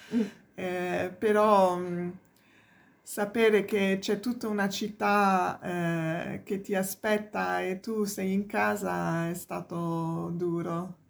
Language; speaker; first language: Italian; non-native, fluent; French